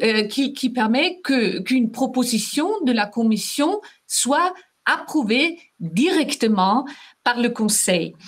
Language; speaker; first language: French; non-native, fluent; German